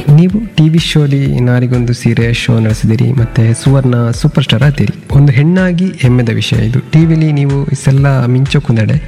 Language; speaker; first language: Kannada; native; Kannada